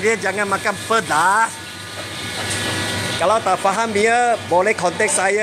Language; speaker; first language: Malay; non-native, local second language; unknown